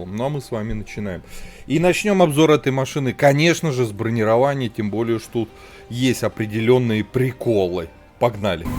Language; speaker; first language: Russian; native; Russian